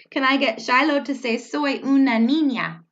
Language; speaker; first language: Spanish; non-native, learner; English